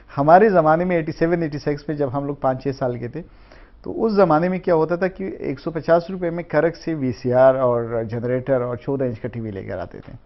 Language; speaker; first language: Urdu; non-native, local second language; Pashto